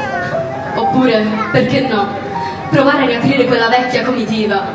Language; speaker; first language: Italian; native; Italian